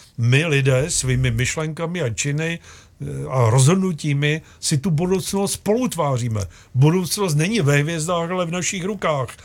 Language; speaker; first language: Czech; native; Czech